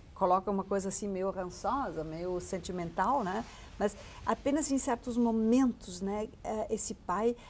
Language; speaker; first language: Portuguese; non-native, fluent; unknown